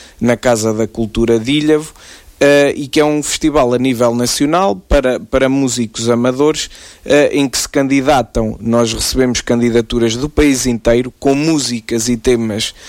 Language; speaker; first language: Portuguese; native; Portuguese